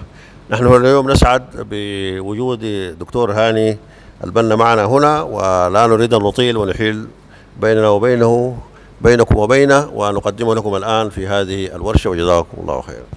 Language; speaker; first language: Arabic; native; Arabic